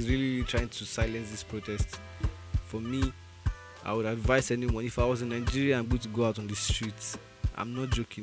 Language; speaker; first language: English; non-native, local second language; Yoruba